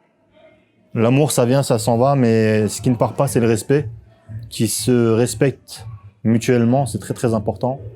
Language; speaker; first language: French; native; French